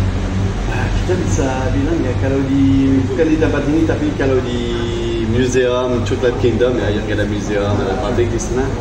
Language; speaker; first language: Indonesian; non-native, fluent; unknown